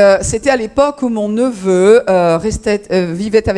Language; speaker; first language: French; native; French